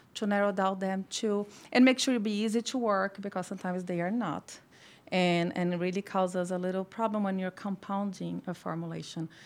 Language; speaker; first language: English; non-native, fluent; Portuguese